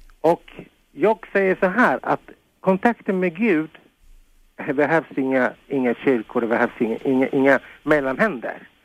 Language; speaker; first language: Swedish; non-native, fluent; Spanish